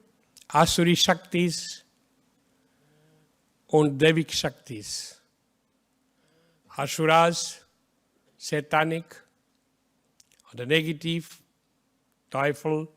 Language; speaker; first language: German; non-native, learner; Hindi